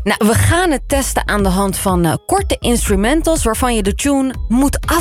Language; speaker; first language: Dutch; native; Dutch